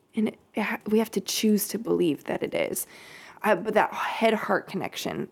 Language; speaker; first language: English; native; English